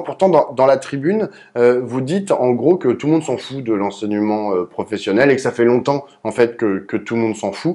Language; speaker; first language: French; native; French